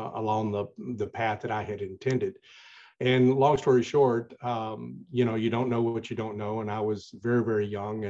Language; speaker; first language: English; native; English